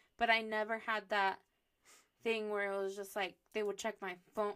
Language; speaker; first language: English; early bilingual, other home language; Spanish